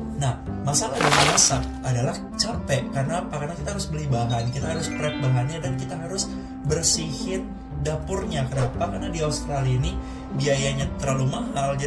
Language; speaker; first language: Indonesian; native; Indonesian